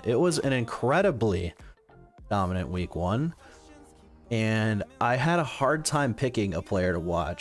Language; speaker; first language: English; native; English